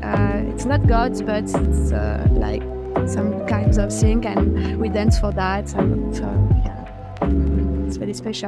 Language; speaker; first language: English; non-native, fluent; French